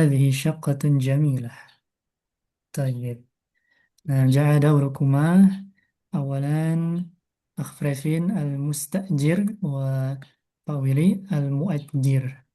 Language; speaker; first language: Arabic; non-native, fluent; Indonesian